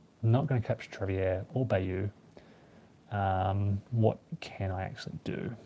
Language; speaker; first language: English; native; English